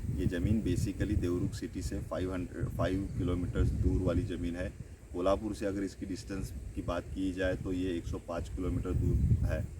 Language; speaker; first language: Hindi; non-native, local second language; Marathi